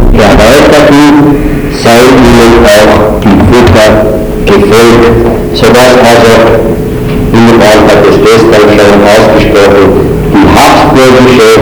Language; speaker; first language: German; native; German